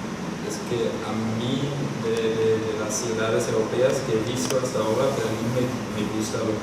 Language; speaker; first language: Spanish; non-native, fluent; German